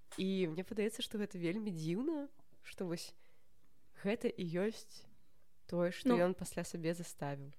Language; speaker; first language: Belarusian; non-native, local second language; Russian